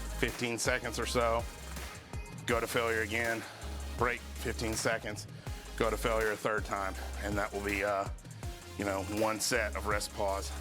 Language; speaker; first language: English; native; English